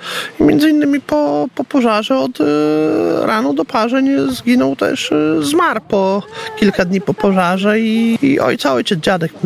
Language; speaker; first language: Polish; native; Polish